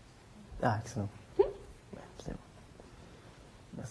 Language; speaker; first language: French; non-native, learner; English